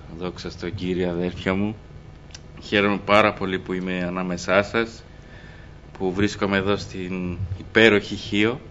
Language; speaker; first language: Greek; early bilingual, other home language; Albanian